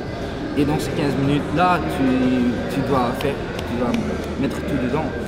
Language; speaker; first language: French; non-native, local second language; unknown